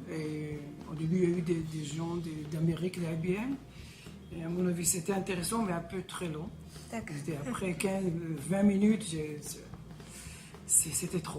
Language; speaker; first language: French; non-native, learner; Hebrew